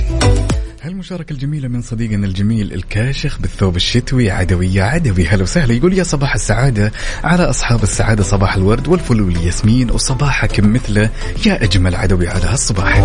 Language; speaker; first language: Arabic; native; Arabic